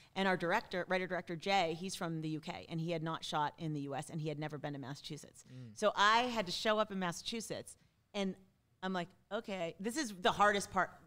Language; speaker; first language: English; native; English